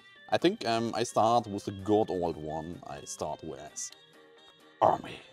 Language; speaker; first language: English; non-native, learner; German